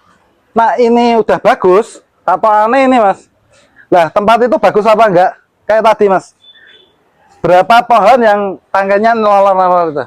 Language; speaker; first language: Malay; non-native, local second language; Javanese